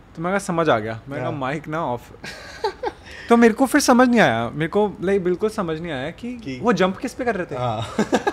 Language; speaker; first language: Hindi; native; Hindi